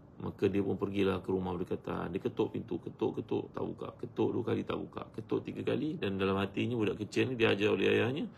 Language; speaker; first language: Malay; native; Malay